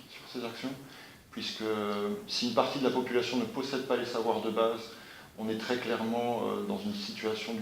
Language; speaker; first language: French; native; French